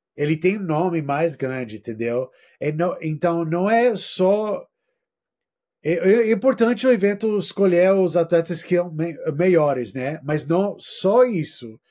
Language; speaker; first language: Portuguese; non-native, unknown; English